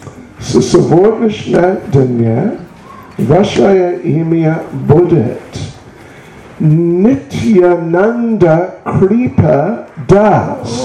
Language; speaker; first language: Russian; non-native, learner; English